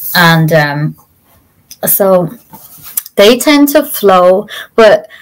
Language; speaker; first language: English; native; English